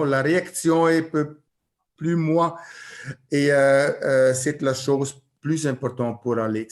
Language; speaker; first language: French; non-native, learner; German